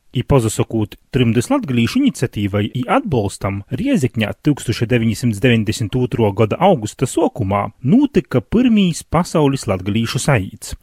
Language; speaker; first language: Latvian; native; Latvian